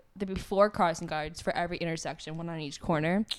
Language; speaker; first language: English; native; English